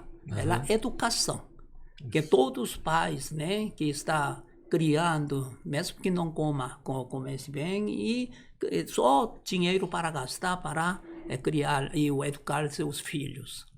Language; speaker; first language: Portuguese; non-native, learner; Korean